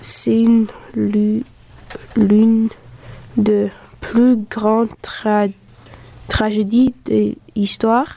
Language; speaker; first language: French; early bilingual, other home language; Dutch